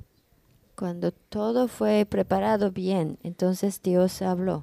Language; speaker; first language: Spanish; non-native, learner; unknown